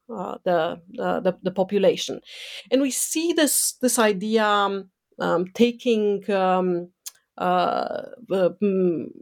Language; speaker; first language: English; non-native, fluent; Romanian